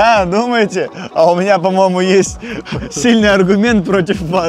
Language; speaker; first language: Russian; native; Russian